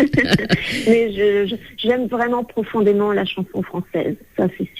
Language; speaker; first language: French; native; French